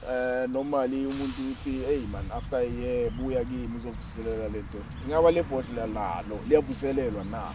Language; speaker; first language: Zulu; non-native, local second language; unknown